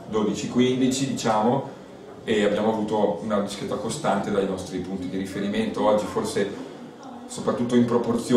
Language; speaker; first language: Italian; native; Italian